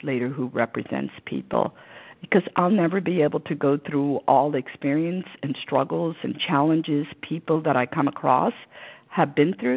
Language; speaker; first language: English; early bilingual, other home language; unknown